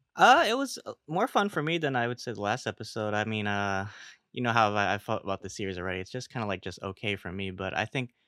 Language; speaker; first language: English; early bilingual, other home language; Filipino